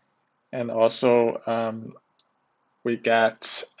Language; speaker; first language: English; non-native, learner; Chinese